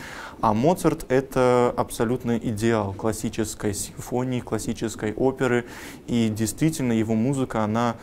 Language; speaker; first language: Russian; native; Russian